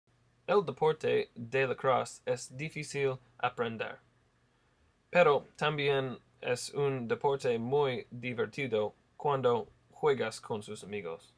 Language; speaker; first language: Spanish; non-native, learner; English